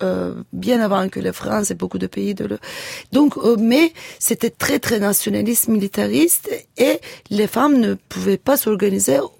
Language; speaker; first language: French; non-native, fluent; Turkish